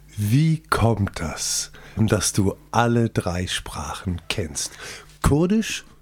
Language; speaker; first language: German; native; German